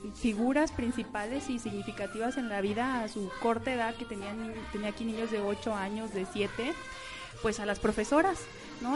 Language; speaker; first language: Spanish; native; Spanish